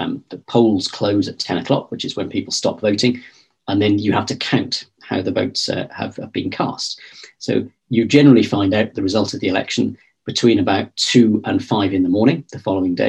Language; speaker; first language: English; native; English